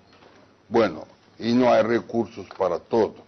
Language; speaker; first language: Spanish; non-native, fluent; Portuguese